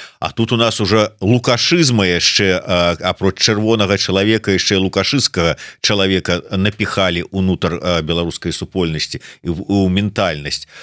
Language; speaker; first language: Belarusian; native; Belarusian